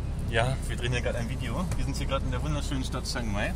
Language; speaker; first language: German; native; German